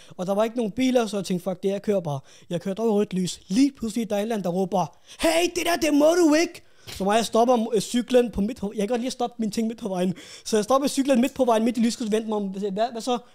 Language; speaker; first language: Danish; early bilingual, other home language; Urdu